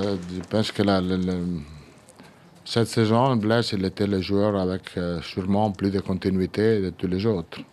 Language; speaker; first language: French; non-native, fluent; Italian